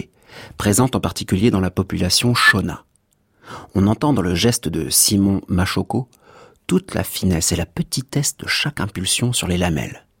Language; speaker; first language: French; native; French